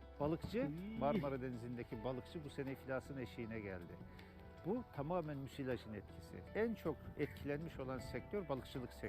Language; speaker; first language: Turkish; native; Turkish